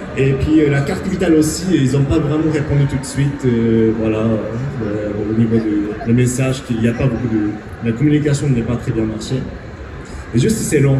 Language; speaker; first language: French; non-native, fluent; Japanese